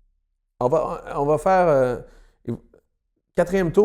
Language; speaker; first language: French; native; French